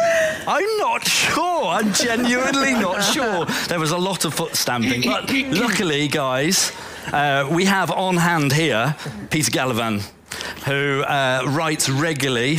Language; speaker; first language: English; native; English